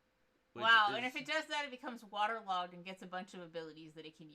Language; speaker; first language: English; native; English